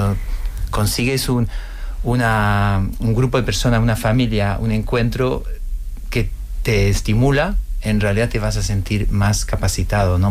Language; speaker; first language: Spanish; non-native, fluent; French